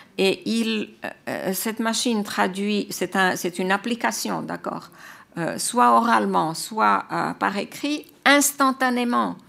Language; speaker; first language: French; non-native, fluent; Croatian